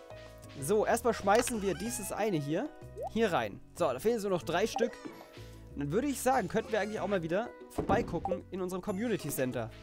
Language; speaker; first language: German; native; German